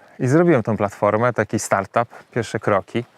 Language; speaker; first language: Polish; native; Polish